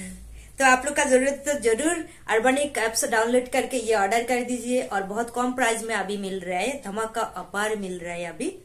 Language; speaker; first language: Hindi; non-native, local second language; Bangla